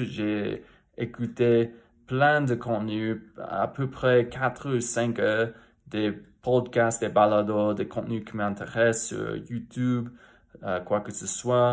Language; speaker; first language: French; non-native, fluent; English